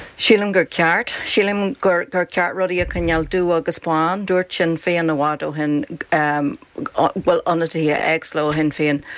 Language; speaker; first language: Irish; native; Irish